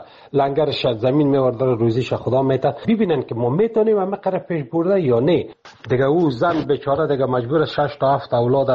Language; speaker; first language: Persian; native; Persian